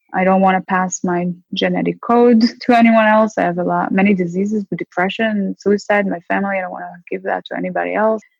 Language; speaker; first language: English; non-native, fluent; Hebrew